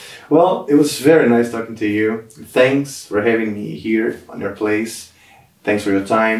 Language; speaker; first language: English; non-native, fluent; Portuguese